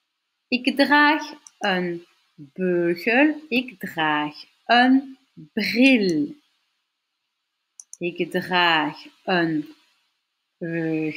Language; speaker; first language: Dutch; non-native, local second language; French